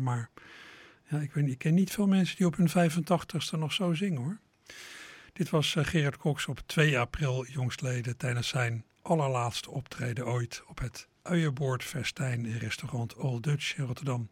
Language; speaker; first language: Dutch; native; Dutch